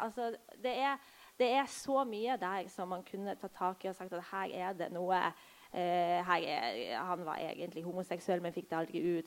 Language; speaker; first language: Norwegian; early bilingual, other home language; Polish